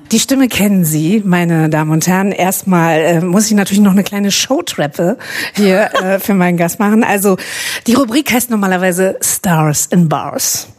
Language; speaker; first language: German; native; German